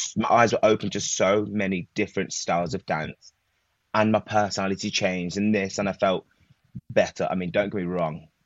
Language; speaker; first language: English; native; English